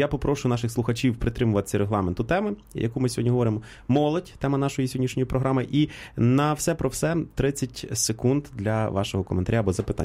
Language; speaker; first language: Ukrainian; native; Ukrainian